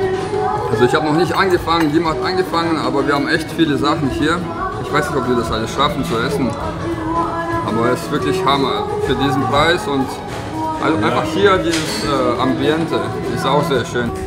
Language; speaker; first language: German; non-native, fluent; Russian